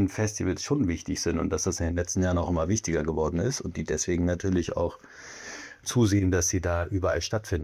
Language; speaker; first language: German; native; German